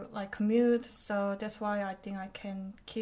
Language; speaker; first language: English; non-native, fluent; Korean